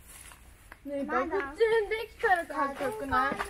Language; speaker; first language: Japanese; native; Japanese